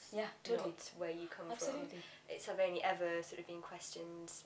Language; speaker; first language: English; native; English